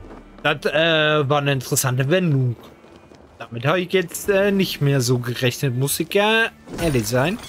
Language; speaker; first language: German; native; German